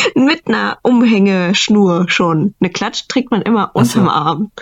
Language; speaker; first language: German; early bilingual, other home language; Vietnamese